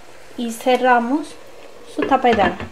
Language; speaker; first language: Spanish; non-native, learner; Turkish